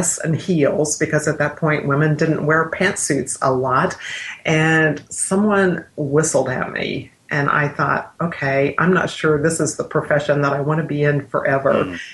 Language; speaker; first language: English; native; English